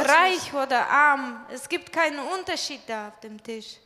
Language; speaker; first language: German; non-native, fluent; Russian